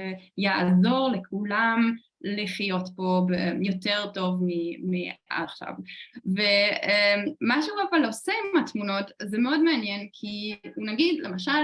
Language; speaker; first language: Hebrew; non-native, fluent; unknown